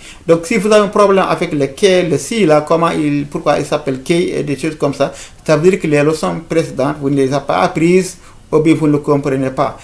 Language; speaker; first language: French; non-native, local second language; Fula